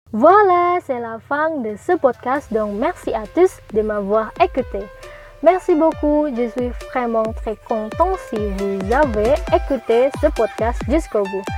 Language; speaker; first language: French; non-native, learner; Indonesian